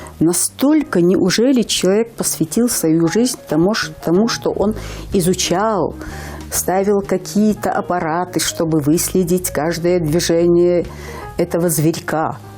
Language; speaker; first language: Russian; non-native, local second language; Ingush